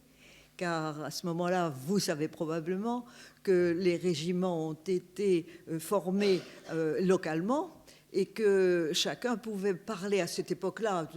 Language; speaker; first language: French; native; French